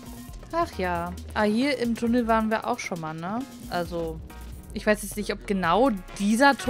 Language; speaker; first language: German; native; German